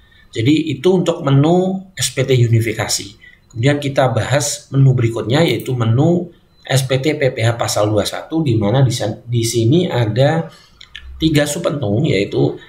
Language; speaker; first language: Indonesian; native; Indonesian